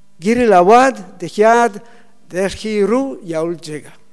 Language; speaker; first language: Mongolian; non-native, learner; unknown